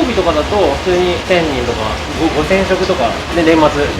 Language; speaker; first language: Japanese; native; Japanese